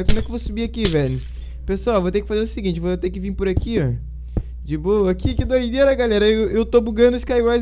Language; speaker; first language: Portuguese; native; Portuguese